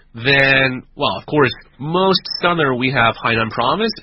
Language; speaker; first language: English; non-native, fluent; Chinese